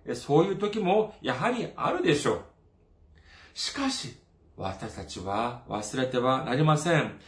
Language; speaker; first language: Japanese; non-native, fluent; Korean